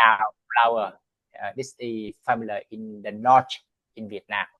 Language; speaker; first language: English; non-native, learner; Vietnamese